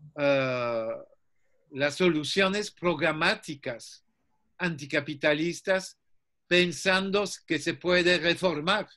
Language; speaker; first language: Spanish; non-native, fluent; French